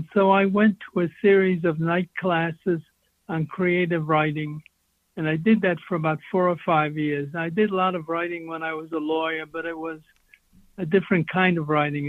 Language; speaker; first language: English; native; English